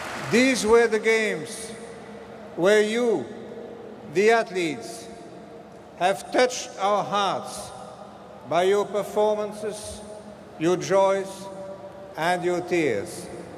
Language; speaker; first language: English; non-native, fluent; Dutch